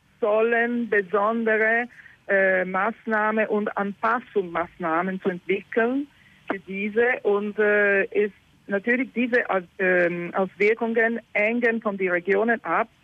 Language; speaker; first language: German; non-native, learner; Italian